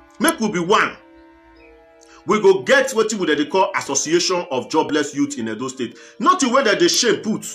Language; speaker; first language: Nigerian Pidgin; non-native, local second language; Bini